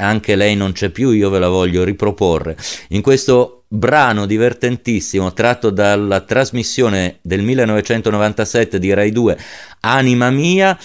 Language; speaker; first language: Italian; native; Italian